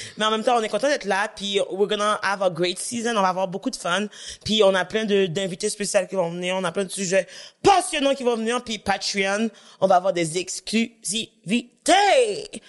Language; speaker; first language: French; native; French